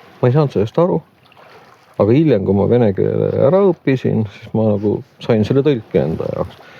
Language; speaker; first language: Estonian; native; Estonian